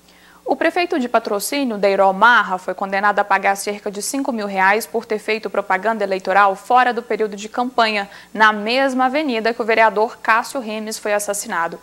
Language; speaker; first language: Portuguese; native; Portuguese